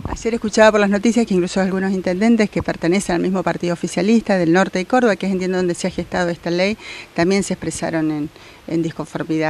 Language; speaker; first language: Spanish; native; Spanish